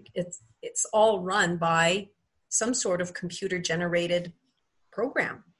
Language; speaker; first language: English; native; English